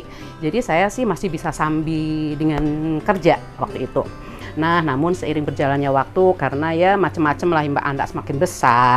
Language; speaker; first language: Indonesian; native; Indonesian